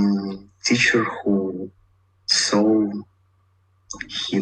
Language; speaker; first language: English; non-native, learner; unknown